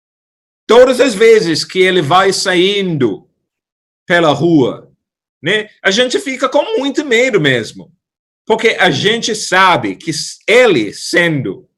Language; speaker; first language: Portuguese; non-native, fluent; English